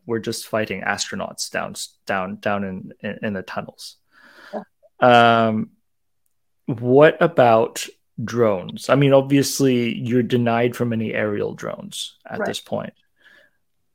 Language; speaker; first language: English; non-native, local second language; Cantonese